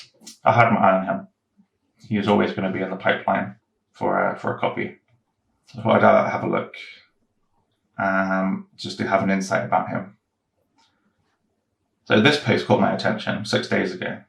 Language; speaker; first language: English; native; English